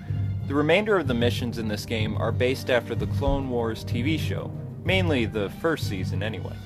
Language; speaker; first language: English; native; English